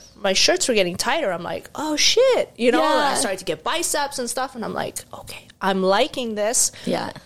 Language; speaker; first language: English; non-native, fluent; Arabic